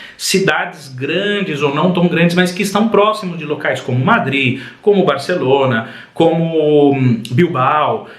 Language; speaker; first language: Portuguese; native; Portuguese